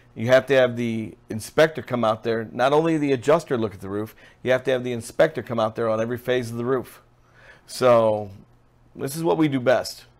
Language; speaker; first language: English; native; English